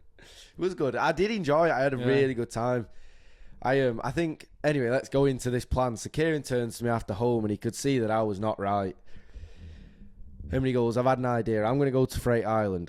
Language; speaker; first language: English; native; English